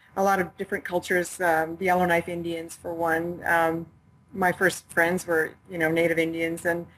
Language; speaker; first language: English; native; English